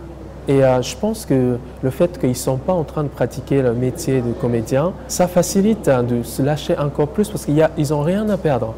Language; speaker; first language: French; non-native, fluent; English